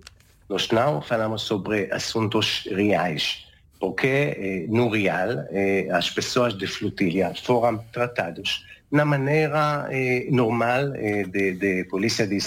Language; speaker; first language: Portuguese; non-native, learner; Hebrew